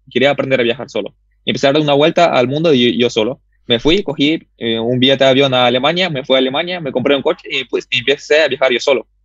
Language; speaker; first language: Spanish; early bilingual, other home language; Russian